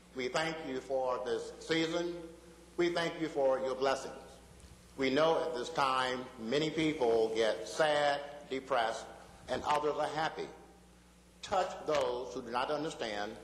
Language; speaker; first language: English; native; English